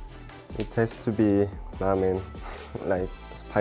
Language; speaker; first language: English; non-native, learner; Korean